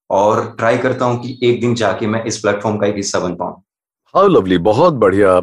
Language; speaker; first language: Hindi; non-native, local second language; Gujarati